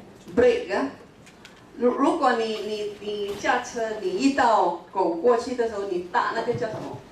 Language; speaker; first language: Chinese; non-native, local second language; Min Nan Chinese